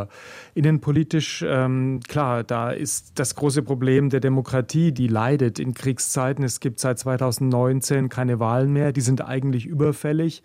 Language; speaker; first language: German; native; German